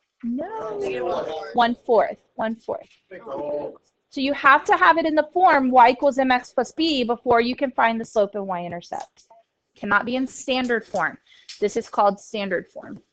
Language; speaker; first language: English; native; English